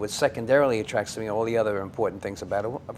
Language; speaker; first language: English; native; English